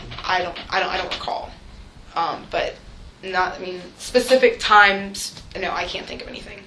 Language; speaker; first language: English; native; English